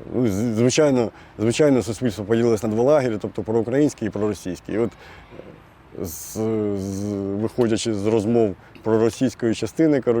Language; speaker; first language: Ukrainian; native; Ukrainian